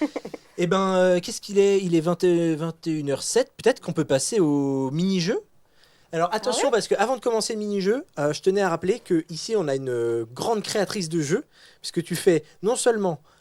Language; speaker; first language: French; native; French